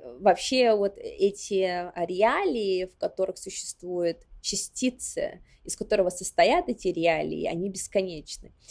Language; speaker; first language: Russian; non-native, local second language; Yakut